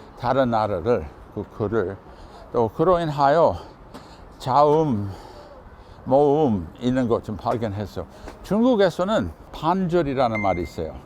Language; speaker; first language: Korean; non-native, fluent; English